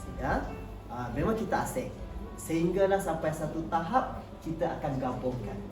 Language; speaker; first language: Malay; native; Malay